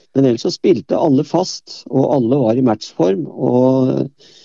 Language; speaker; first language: Norwegian; native; Norwegian